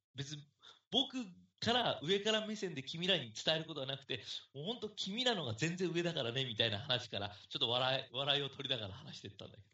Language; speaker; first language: Japanese; native; Japanese